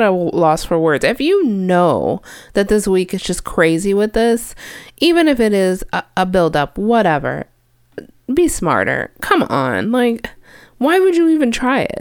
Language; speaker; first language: English; native; English